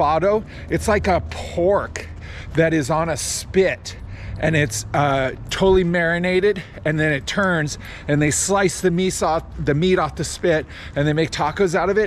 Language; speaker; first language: English; native; English